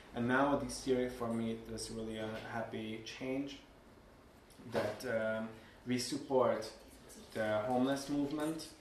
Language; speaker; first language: English; non-native, fluent; Hungarian